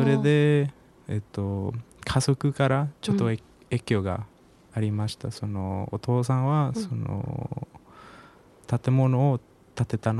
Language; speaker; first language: Japanese; non-native, learner; Spanish